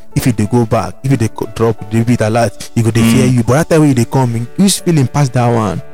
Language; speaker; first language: English; non-native, local second language; Igbo